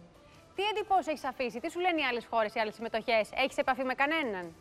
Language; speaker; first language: Greek; native; Greek